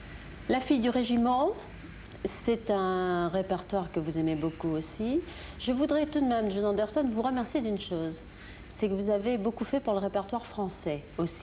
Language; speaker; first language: French; native; French